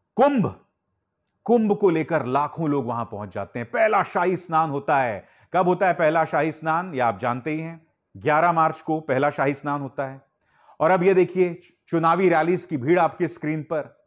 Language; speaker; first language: Hindi; native; Hindi